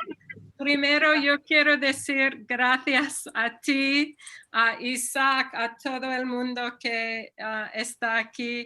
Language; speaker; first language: Spanish; non-native, fluent; English